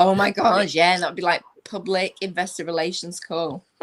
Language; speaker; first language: English; native; English